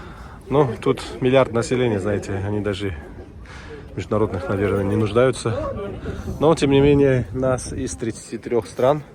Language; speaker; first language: Russian; non-native, fluent; Tajik